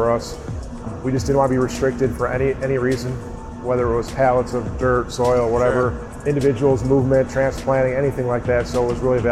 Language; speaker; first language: English; native; English